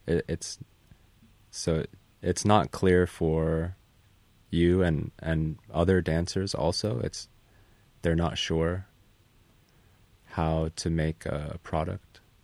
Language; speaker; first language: English; native; English